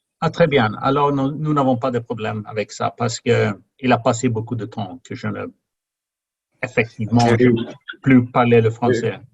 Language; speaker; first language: French; non-native, learner; English